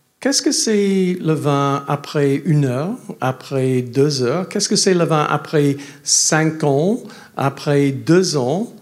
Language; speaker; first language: French; non-native, learner; English